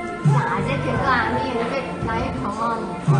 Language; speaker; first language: Korean; non-native, fluent; Chinese